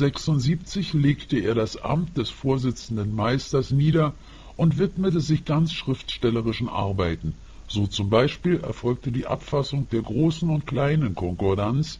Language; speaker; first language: German; native; German